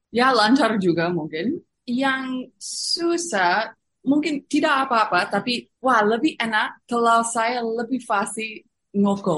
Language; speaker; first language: Indonesian; non-native, fluent; English